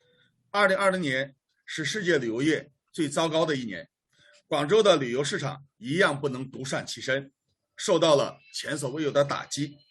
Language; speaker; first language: Chinese; native; Chinese